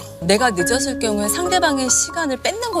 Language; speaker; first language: Korean; native; Korean